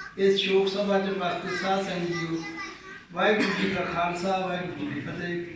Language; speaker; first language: Punjabi; native; Punjabi